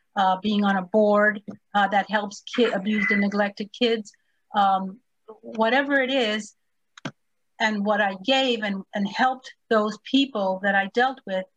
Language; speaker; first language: English; early bilingual, other home language; Spanish